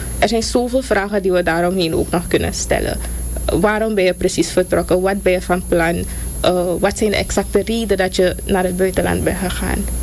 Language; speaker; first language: Dutch; native; Dutch